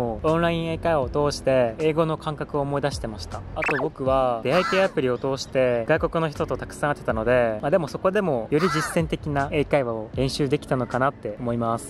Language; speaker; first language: Japanese; native; Japanese